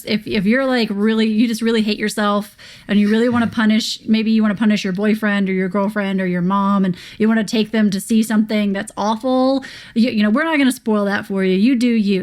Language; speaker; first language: English; native; English